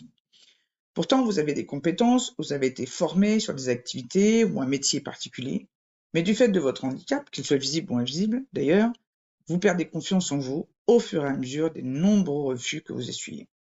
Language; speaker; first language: French; native; French